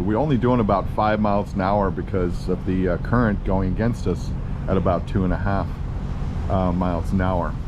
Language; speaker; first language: English; native; English